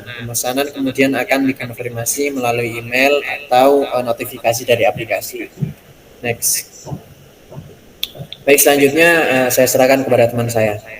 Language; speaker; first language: Indonesian; native; Indonesian